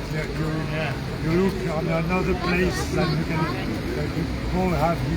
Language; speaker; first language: English; non-native, fluent; French